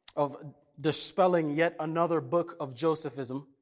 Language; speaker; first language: English; early bilingual, other home language; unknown